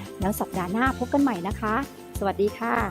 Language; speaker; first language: Thai; native; Thai